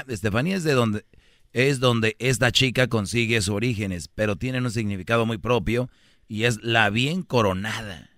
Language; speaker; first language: Spanish; native; Spanish